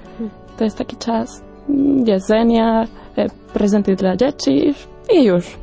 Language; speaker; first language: Polish; early bilingual, heritage; Spanish